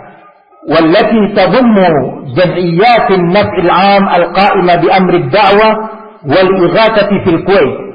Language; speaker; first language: Arabic; non-native, fluent; Indonesian